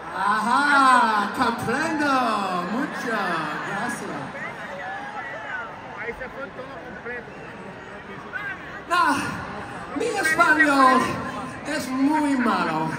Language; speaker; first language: Spanish; non-native, learner; English